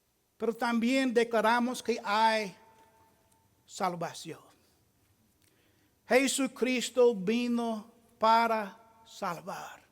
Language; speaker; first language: Spanish; non-native, fluent; English